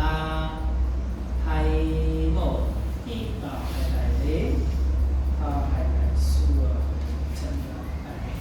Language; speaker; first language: Vietnamese; non-native, learner; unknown